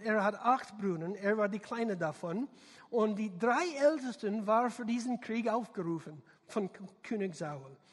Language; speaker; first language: German; non-native, learner; English